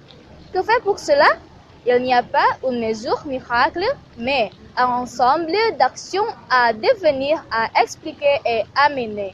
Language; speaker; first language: French; non-native, learner; Indonesian